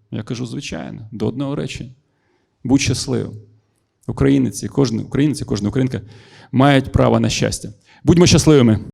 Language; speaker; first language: Ukrainian; non-native, local second language; Russian